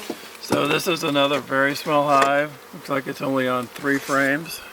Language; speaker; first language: English; native; English